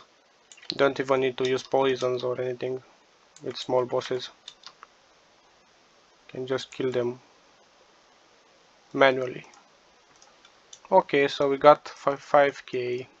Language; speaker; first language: English; non-native, fluent; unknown